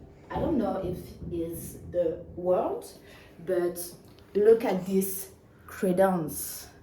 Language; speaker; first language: English; non-native, learner; French